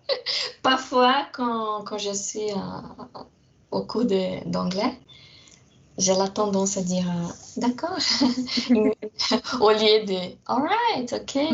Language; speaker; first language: French; non-native, fluent; Portuguese